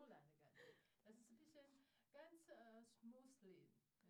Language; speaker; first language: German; non-native, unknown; Chinese